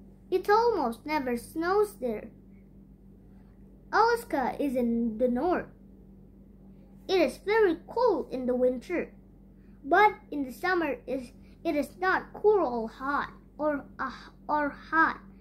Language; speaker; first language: English; non-native, learner; Indonesian